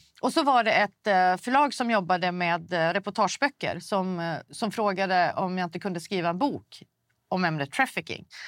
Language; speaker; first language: Swedish; native; Swedish